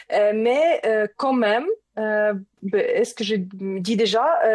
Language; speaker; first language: French; non-native, learner; Ukrainian